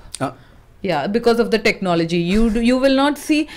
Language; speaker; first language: English; non-native, local second language; Malayalam